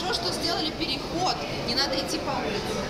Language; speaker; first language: Russian; native; Russian